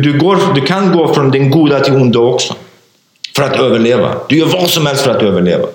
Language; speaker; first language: Swedish; non-native, fluent; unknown